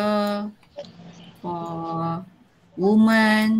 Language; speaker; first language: English; non-native, learner; Malay